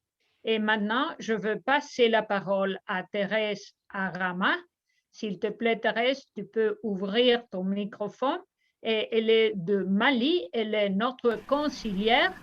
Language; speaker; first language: French; non-native, fluent; Spanish